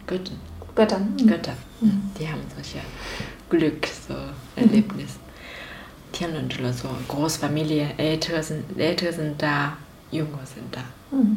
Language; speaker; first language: German; non-native, fluent; Chinese